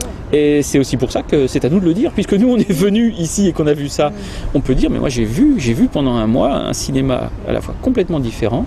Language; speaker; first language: French; native; French